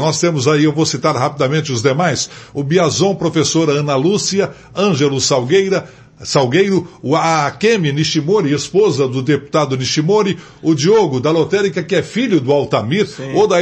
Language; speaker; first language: Portuguese; native; Portuguese